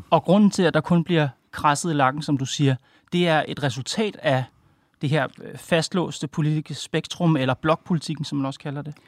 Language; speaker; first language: Danish; native; Danish